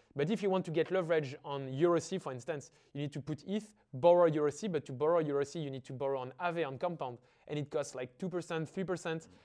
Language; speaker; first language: English; non-native, fluent; French